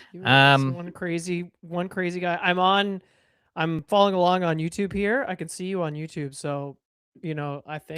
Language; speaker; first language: English; native; English